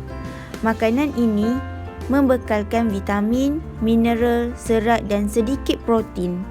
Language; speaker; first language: Malay; native; Malay